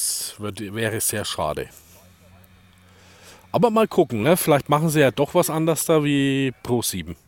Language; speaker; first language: German; native; German